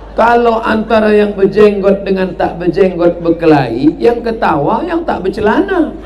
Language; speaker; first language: Indonesian; native; Indonesian